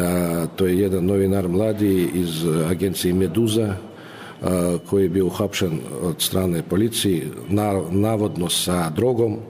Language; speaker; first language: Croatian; non-native, fluent; Russian